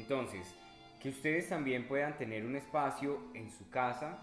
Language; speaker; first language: Spanish; native; Spanish